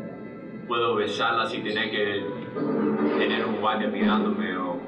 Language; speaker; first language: Spanish; early bilingual, heritage; Spanish